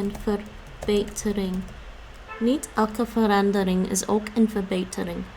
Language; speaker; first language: Dutch; non-native, learner; English